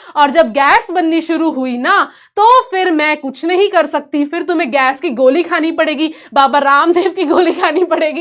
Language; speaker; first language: Hindi; native; Hindi